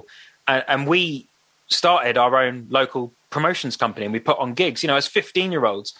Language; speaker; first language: English; native; English